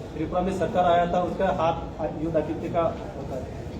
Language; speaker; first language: Hindi; non-native, local second language; Kok Borok